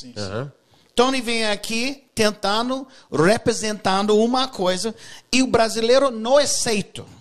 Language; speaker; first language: Portuguese; non-native, learner; English